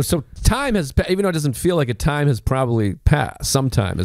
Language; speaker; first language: English; native; English